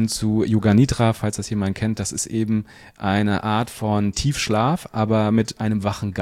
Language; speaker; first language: German; native; German